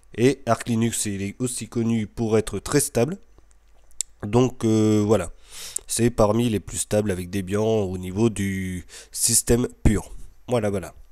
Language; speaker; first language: French; native; French